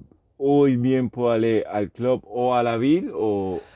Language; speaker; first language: French; non-native, learner; Spanish